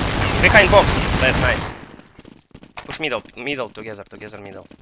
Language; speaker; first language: English; non-native, local second language; Russian